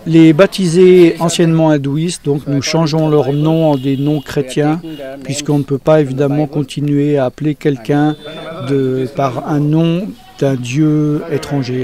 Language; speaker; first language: French; native; French